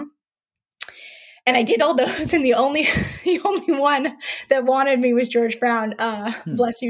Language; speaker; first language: English; native; English